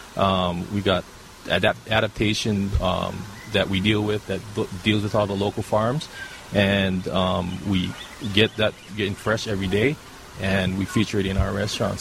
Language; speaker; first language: English; native; English